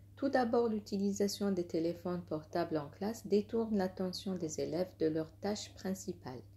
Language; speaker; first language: French; non-native, local second language; Arabic